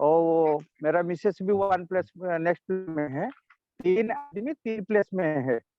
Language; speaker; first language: Hindi; non-native, local second language; Odia